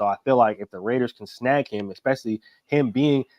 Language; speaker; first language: English; native; English